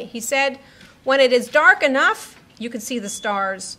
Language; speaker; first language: English; native; English